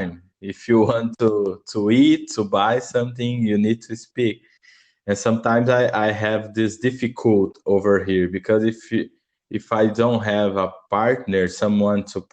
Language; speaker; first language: English; non-native, learner; Portuguese